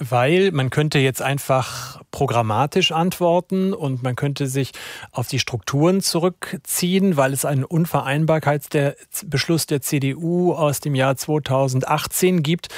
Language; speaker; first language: German; native; German